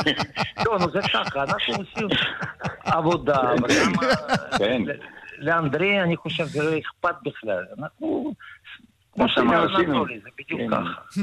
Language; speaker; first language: Hebrew; early bilingual, other home language; Russian